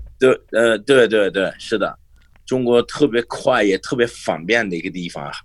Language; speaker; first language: Chinese; non-native, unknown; English